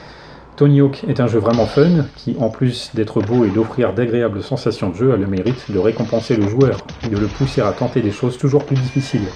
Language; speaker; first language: French; native; French